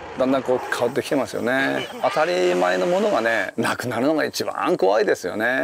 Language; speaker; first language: Japanese; native; Japanese